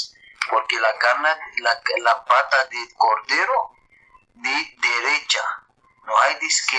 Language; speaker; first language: Spanish; non-native, learner; Arabic